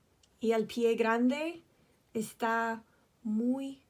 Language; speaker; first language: Spanish; non-native, fluent; English